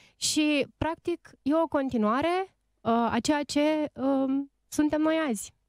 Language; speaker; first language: Romanian; native; Romanian